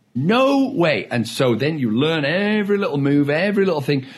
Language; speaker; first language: English; native; English